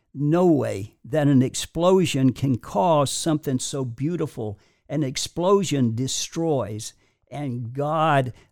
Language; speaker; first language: English; native; English